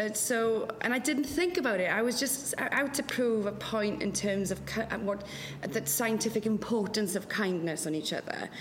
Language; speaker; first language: English; non-native, local second language; Welsh